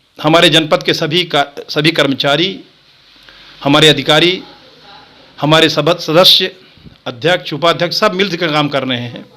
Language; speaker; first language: Hindi; native; Hindi